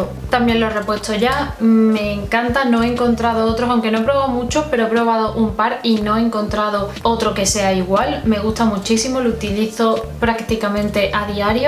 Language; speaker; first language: Spanish; native; Spanish